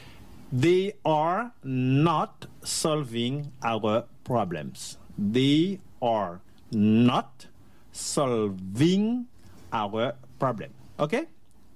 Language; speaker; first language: English; non-native, fluent; French